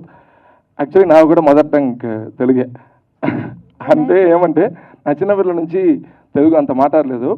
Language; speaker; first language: Telugu; early bilingual, heritage; Telugu